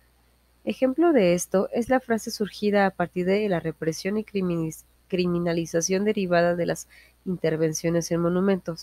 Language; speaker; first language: Spanish; native; Spanish